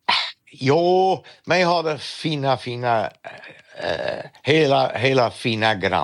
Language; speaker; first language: Swedish; non-native, fluent; Dutch